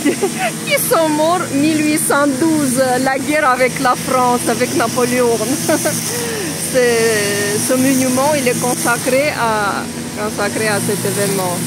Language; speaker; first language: French; non-native, fluent; Russian